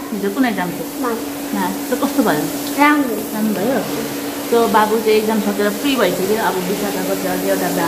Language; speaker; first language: Nepali; native; Nepali